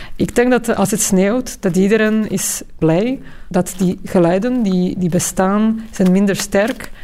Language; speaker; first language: Dutch; non-native, fluent; Slovak